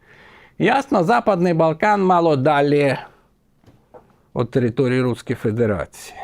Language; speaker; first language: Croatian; non-native, fluent; Ukrainian